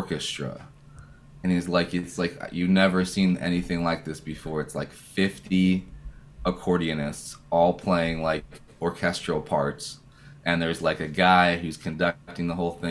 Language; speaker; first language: English; native; English